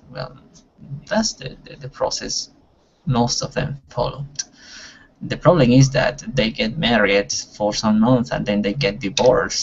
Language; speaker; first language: English; non-native, fluent; Spanish